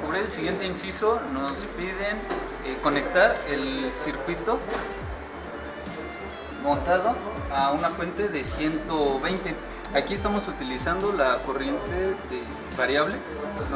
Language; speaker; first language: Spanish; native; Spanish